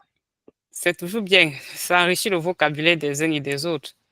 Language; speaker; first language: French; non-native, local second language; Ghomala